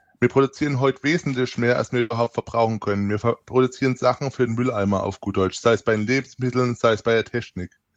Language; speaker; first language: German; native; German